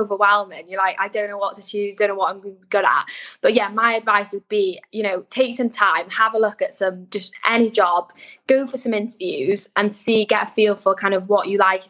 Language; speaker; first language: English; native; English